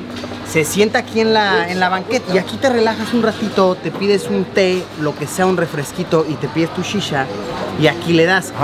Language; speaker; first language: Spanish; native; Spanish